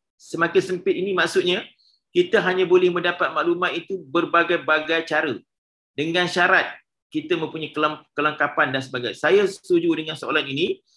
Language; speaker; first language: Malay; native; Malay